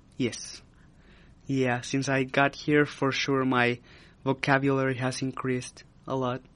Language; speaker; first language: English; non-native, fluent; Spanish